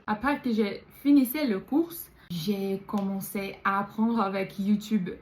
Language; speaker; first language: French; non-native, learner; Portuguese